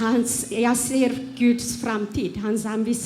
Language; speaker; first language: Swedish; non-native, learner; Amharic